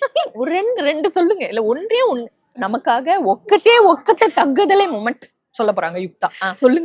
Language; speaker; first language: Tamil; native; Tamil